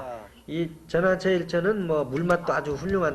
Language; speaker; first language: Korean; native; Korean